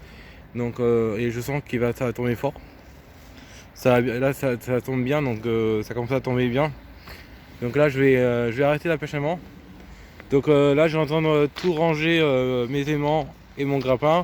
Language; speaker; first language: French; native; French